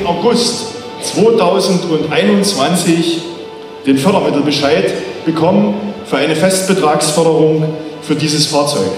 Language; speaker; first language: German; native; German